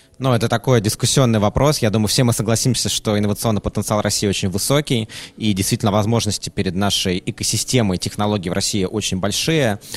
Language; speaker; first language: Russian; native; Russian